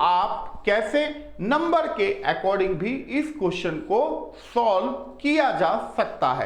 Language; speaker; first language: Hindi; native; Hindi